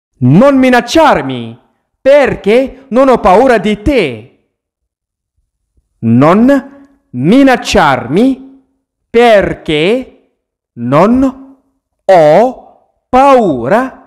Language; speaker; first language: Italian; non-native, fluent; Arabic